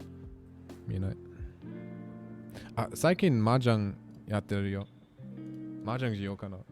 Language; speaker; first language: Japanese; non-native, learner; German